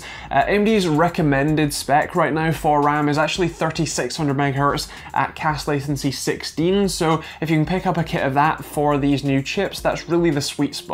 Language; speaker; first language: English; native; English